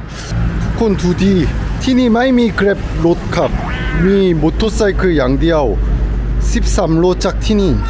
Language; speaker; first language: Thai; non-native, learner; Korean